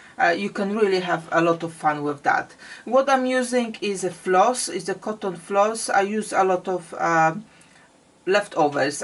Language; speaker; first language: English; non-native, fluent; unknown